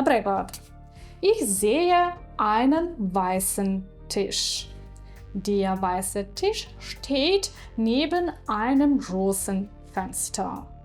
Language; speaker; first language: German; non-native, fluent; Ukrainian